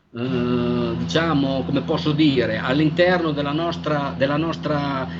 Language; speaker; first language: Italian; native; Italian